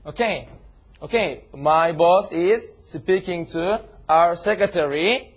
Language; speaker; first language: English; non-native, fluent; Turkish